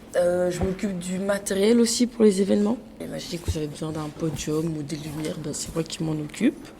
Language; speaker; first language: French; early bilingual, other home language; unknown